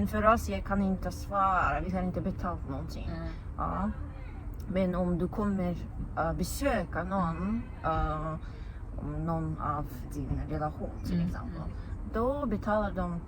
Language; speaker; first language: Swedish; non-native, fluent; Azerbaijani